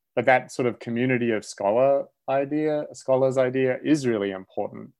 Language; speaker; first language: English; native; English